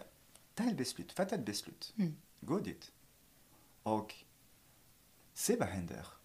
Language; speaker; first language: Swedish; non-native, fluent; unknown